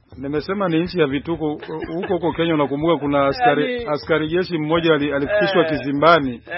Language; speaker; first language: Swahili; non-native, local second language; Rundi